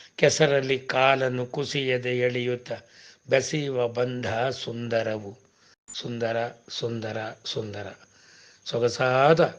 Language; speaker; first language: Kannada; non-native, local second language; Tamil